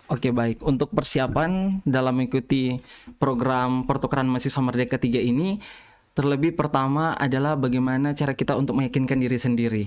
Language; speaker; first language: Indonesian; native; Indonesian